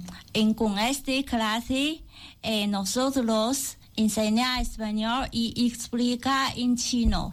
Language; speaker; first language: Spanish; non-native, learner; Chinese